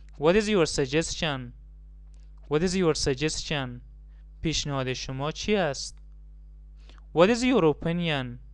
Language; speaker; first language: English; non-native, fluent; Persian